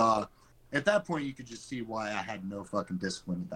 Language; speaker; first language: English; native; English